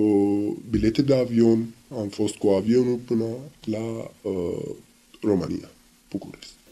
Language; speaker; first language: Romanian; non-native, learner; Arabic